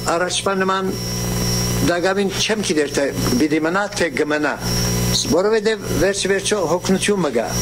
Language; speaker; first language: Armenian; early bilingual, heritage; Armenian